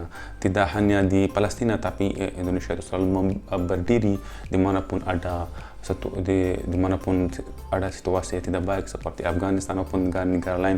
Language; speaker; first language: Indonesian; non-native, fluent; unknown